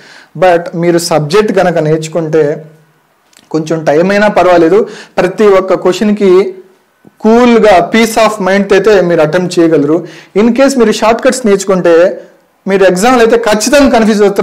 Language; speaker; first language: Telugu; native; Telugu